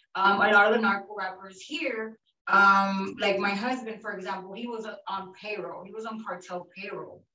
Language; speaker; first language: English; early bilingual, other home language; Spanish